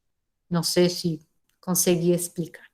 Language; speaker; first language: Spanish; non-native, fluent; Portuguese